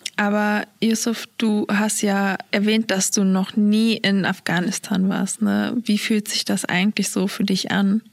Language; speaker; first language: German; early bilingual, other home language; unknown